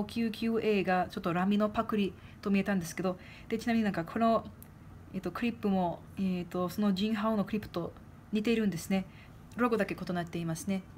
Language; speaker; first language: Japanese; non-native, fluent; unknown